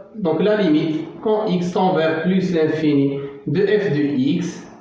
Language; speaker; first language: French; non-native, local second language; Arabic